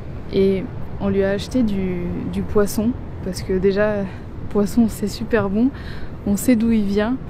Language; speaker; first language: French; native; French